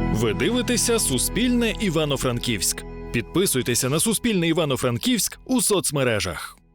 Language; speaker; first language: Ukrainian; native; Ukrainian